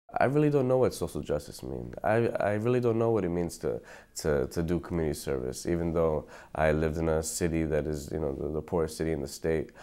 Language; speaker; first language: English; native; English